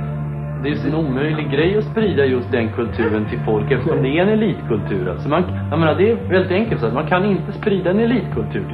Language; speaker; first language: Swedish; native; Swedish